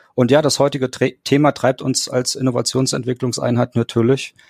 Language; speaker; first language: German; native; German